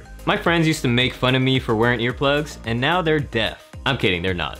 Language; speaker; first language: English; native; English